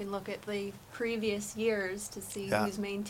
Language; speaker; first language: English; native; English